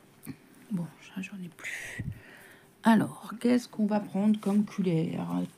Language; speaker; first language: French; native; French